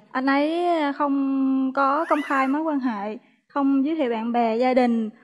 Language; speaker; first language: Vietnamese; native; Vietnamese